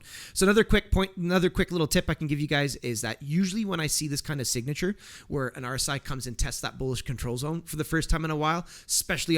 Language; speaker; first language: English; native; English